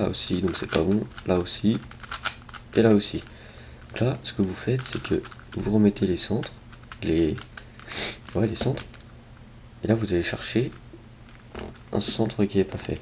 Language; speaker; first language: French; native; French